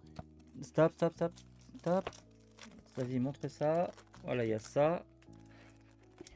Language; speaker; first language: French; native; French